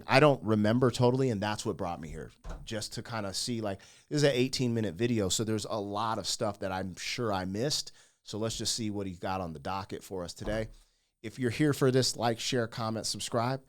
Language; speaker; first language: English; native; English